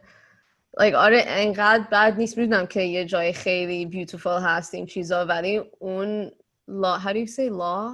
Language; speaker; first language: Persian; early bilingual, heritage; Persian